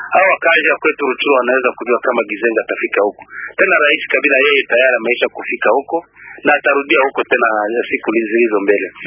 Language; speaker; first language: Swahili; non-native, local second language; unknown